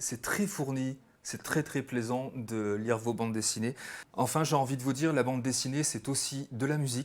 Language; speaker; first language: French; native; French